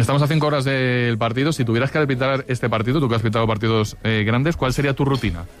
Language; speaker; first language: Spanish; native; Spanish